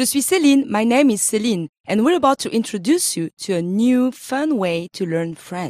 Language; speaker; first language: English; non-native, fluent; French